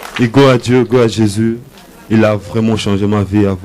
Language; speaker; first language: French; non-native, learner; Portuguese